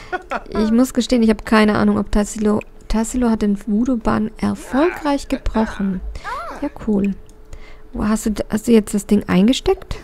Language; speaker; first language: German; native; German